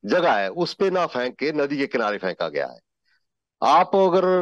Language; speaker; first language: Hindi; native; Hindi